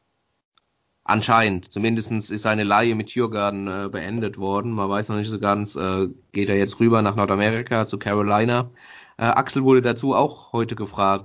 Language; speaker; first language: German; native; German